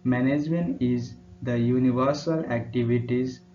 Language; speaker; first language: English; non-native, local second language; Nepali